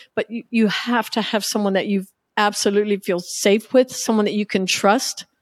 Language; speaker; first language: English; native; English